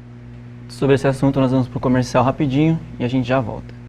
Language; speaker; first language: Portuguese; native; Portuguese